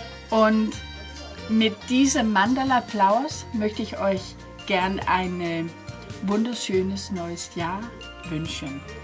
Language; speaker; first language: German; non-native, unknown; Danish